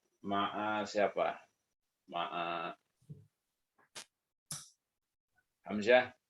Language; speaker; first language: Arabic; non-native, learner; Indonesian